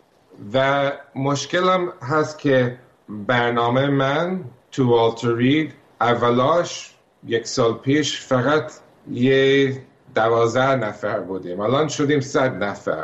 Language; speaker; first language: Persian; early bilingual, heritage; Persian